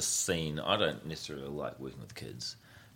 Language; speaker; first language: English; native; English